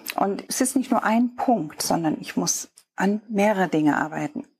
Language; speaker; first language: German; non-native, fluent; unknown